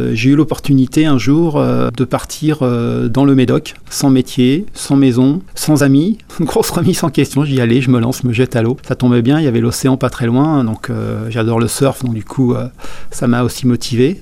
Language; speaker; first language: French; native; French